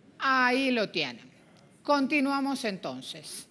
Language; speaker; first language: Spanish; native; Spanish